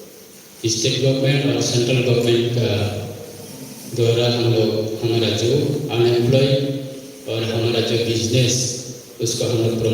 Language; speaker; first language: Hindi; non-native, local second language; Kok Borok